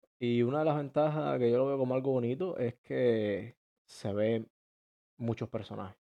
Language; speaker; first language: Spanish; native; Spanish